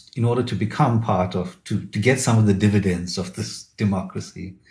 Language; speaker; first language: English; native; English